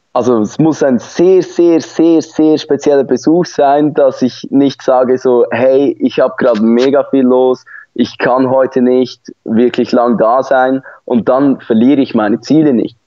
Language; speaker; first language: German; native; German